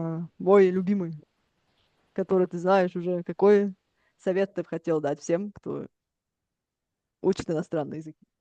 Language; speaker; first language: Russian; early bilingual, heritage; Russian